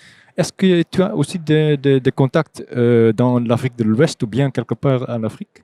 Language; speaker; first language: French; non-native, fluent; Dutch